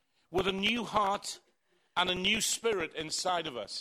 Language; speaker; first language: English; native; English